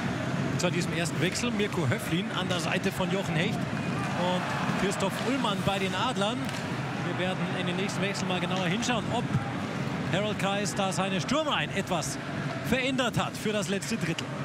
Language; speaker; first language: German; native; German